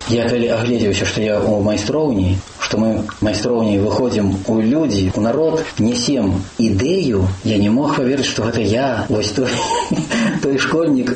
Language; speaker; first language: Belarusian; native; Belarusian